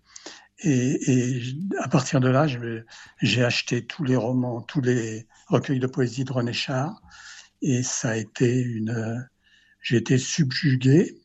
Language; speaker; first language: French; native; French